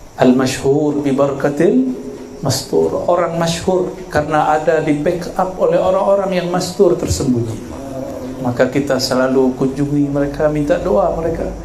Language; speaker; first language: Malay; non-native, local second language; Minangkabau